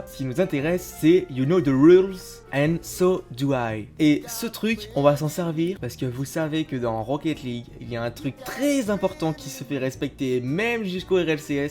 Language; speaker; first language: French; native; French